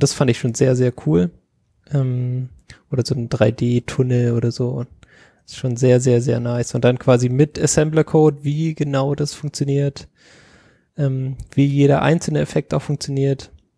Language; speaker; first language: German; native; German